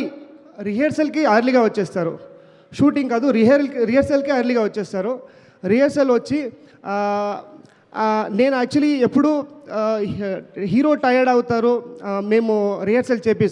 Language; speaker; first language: Telugu; non-native, learner; Kannada